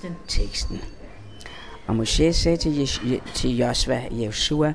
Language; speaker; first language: Danish; native; Danish